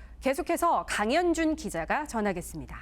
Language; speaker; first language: Korean; native; Korean